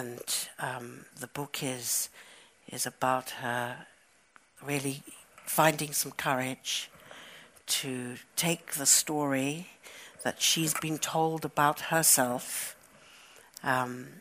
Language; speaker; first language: English; native; English